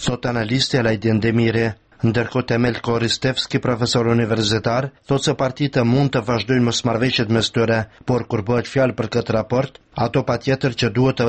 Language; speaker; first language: Albanian; native; Albanian